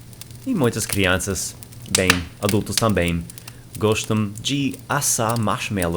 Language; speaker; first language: Portuguese; non-native, fluent; English